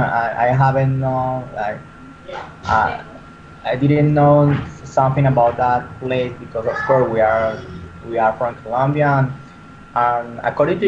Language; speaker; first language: English; non-native, learner; Spanish